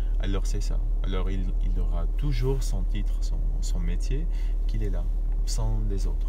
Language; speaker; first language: French; non-native, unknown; Arabic